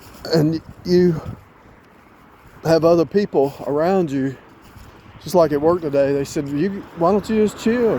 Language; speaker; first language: English; native; English